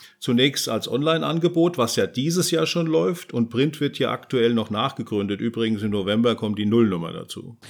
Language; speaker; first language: German; native; German